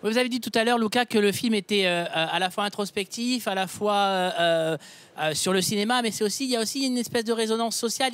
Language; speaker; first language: French; native; French